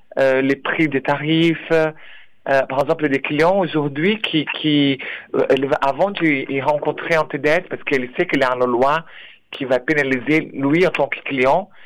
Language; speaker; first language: French; non-native, fluent; Portuguese